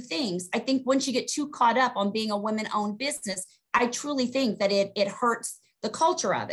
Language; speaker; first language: English; native; English